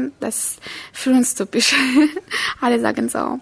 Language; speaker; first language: German; non-native, learner; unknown